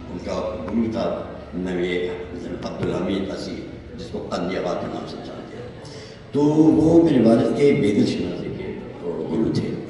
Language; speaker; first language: Urdu; non-native, fluent; Persian